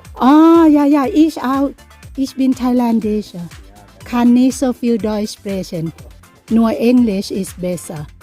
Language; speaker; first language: German; non-native, learner; Thai